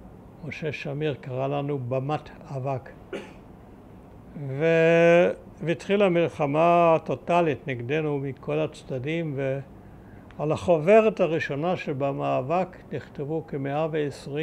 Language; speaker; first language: Hebrew; early bilingual, other home language; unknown